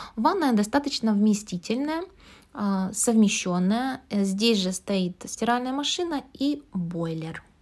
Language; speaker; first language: Russian; native; Russian